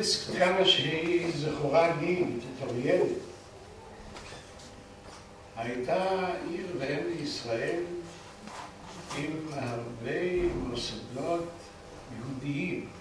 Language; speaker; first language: Hebrew; early bilingual, other home language; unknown